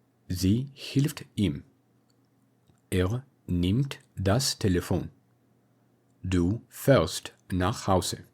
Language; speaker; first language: German; non-native, fluent; English